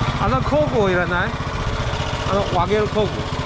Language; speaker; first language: Japanese; non-native, learner; Chinese